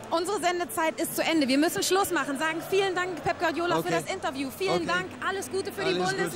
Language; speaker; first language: German; native; German